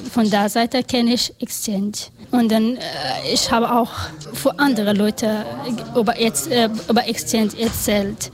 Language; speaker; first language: German; non-native, learner; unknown